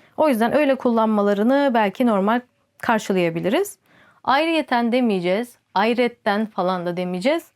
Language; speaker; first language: Turkish; native; Turkish